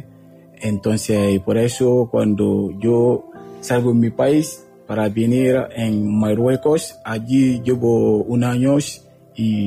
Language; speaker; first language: Spanish; non-native, learner; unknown